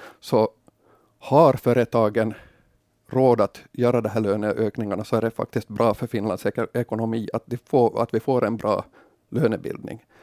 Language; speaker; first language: Swedish; native; Swedish